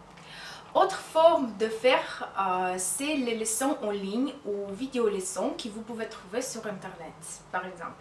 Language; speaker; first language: French; non-native, fluent; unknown